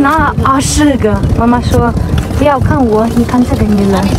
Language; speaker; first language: Chinese; non-native, learner; Ukrainian